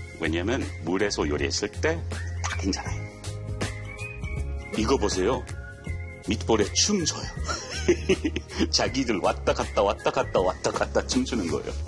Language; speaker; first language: Korean; non-native, learner; English